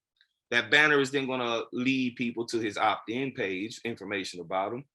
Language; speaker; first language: English; native; English